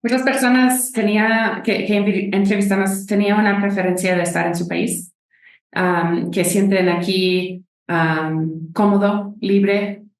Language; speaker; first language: Spanish; non-native, fluent; English